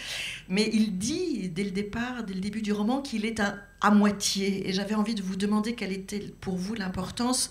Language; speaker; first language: French; native; French